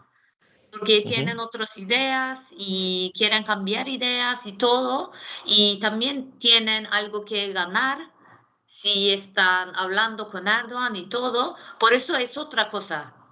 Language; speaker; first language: Spanish; non-native, fluent; Turkish